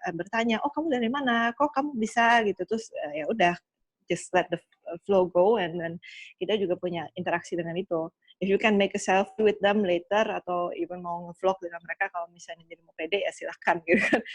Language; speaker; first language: Indonesian; early bilingual, other home language; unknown